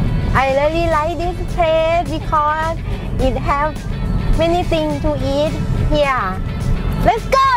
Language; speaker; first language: English; non-native, learner; Thai